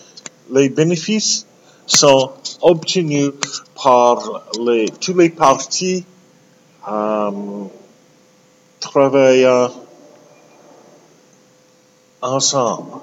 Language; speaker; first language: French; non-native, local second language; English